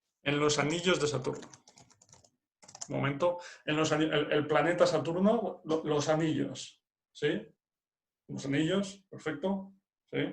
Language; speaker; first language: Spanish; non-native, fluent; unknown